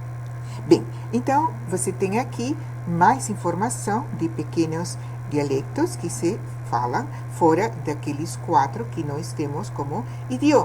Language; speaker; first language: Portuguese; non-native, fluent; Spanish